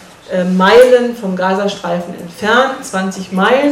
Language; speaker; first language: German; native; German